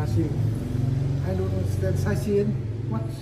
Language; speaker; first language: English; non-native, learner; Vietnamese